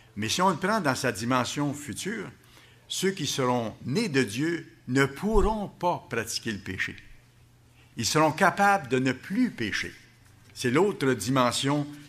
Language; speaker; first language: French; native; French